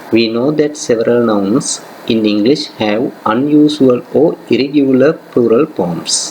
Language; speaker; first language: English; non-native, local second language; Sinhala